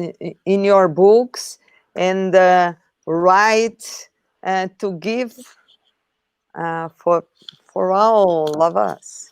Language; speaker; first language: English; non-native, learner; Portuguese